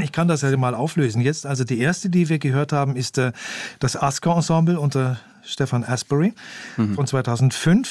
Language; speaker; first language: German; native; German